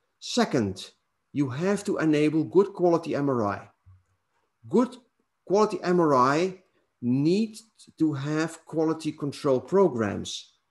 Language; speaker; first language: English; non-native, fluent; Dutch